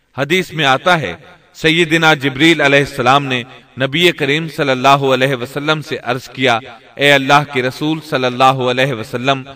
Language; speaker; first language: Urdu; native; Urdu